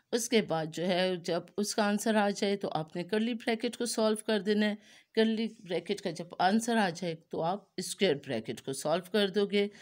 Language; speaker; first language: Urdu; native; Urdu